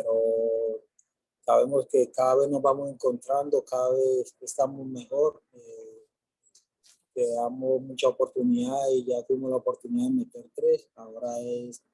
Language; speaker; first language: Spanish; native; Spanish